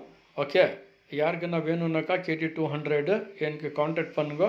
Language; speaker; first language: Tamil; non-native, local second language; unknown